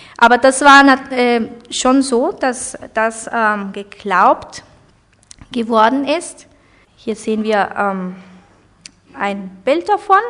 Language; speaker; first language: German; early bilingual, heritage; German